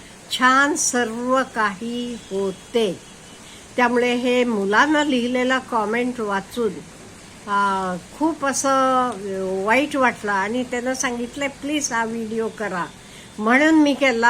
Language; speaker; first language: Marathi; native; Marathi